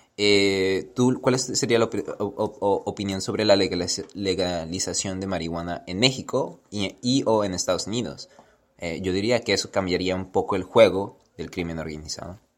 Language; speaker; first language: Spanish; early bilingual, heritage; Spanish